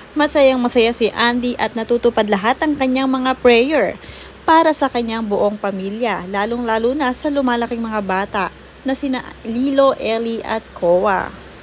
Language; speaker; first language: Filipino; native; Filipino